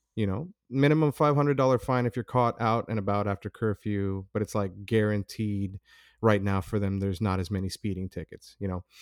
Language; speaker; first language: English; early bilingual, other home language; Filipino